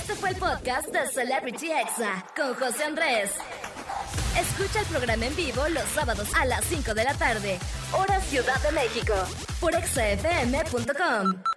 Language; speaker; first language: Spanish; native; Spanish